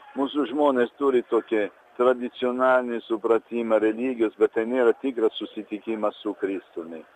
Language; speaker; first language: Lithuanian; early bilingual, heritage; Lithuanian